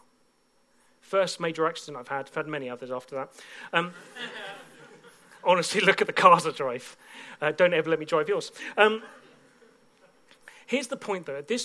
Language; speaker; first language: English; native; English